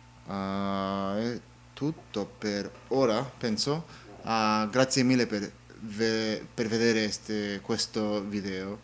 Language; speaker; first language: Italian; non-native, learner; English